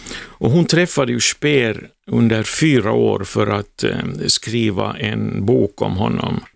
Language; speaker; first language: Swedish; native; Swedish